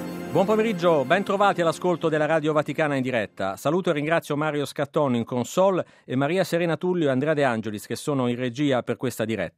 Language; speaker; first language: Italian; native; Italian